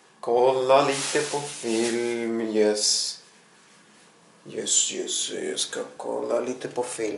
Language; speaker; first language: Swedish; non-native, learner; Russian